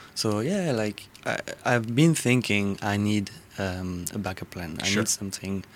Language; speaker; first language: English; non-native, fluent; French